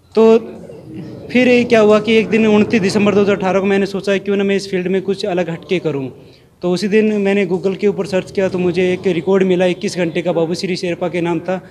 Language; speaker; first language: Hindi; native; Hindi